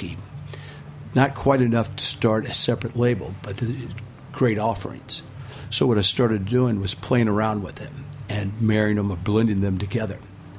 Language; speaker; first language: English; native; English